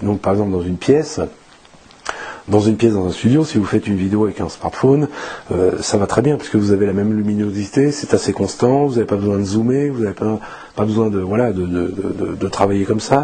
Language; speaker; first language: French; native; French